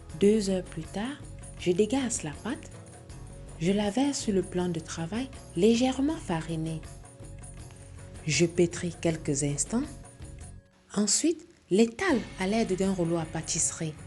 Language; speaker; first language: French; native; French